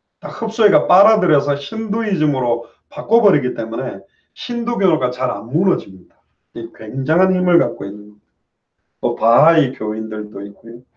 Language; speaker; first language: Korean; native; Korean